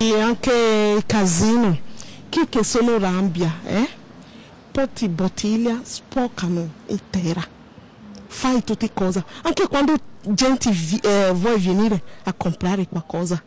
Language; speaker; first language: Italian; non-native, learner; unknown